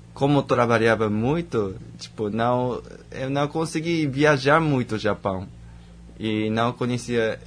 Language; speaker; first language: Portuguese; non-native, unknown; Japanese